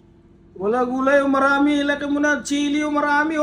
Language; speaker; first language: Filipino; non-native, learner; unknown